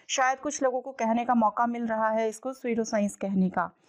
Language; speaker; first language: Hindi; native; Hindi